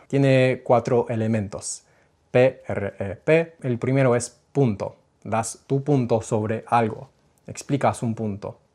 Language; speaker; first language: Spanish; non-native, fluent; English